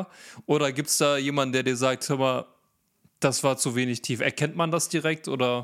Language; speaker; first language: German; native; German